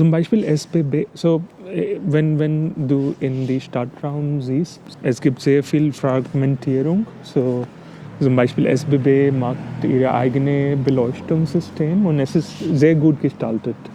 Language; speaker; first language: German; non-native, fluent; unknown